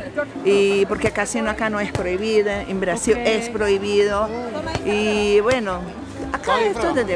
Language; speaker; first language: Spanish; non-native, learner; Portuguese